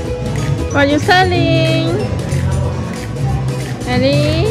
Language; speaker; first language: English; non-native, learner; Khmer